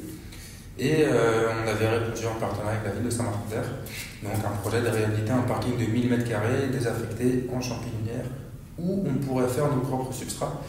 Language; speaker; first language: French; native; French